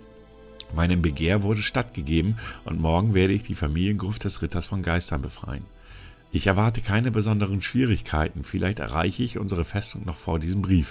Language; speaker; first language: German; native; German